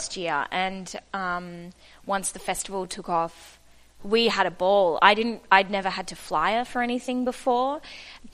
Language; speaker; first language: English; native; English